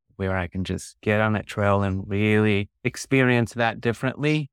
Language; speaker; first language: English; early bilingual, other home language; Spanish